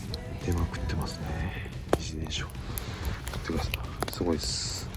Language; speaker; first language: Japanese; native; Japanese